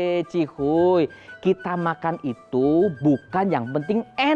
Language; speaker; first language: Indonesian; native; Indonesian